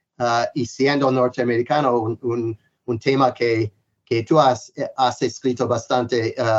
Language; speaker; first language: Spanish; non-native, fluent; English